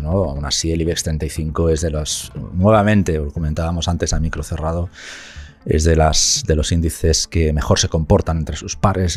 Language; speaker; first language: Spanish; native; Spanish